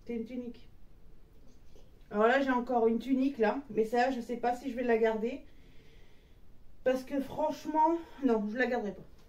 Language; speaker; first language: French; native; French